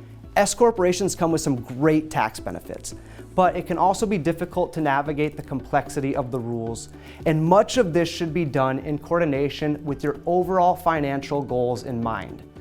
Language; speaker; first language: English; native; English